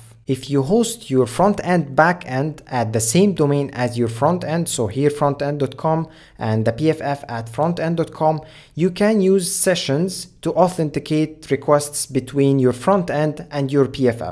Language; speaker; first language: English; non-native, fluent; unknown